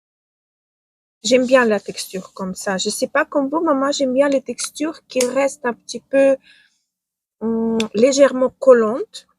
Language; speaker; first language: French; non-native, fluent; Ukrainian